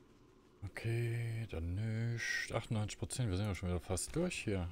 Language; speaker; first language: German; native; German